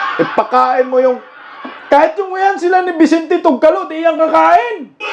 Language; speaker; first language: Filipino; non-native, local second language; Cebuano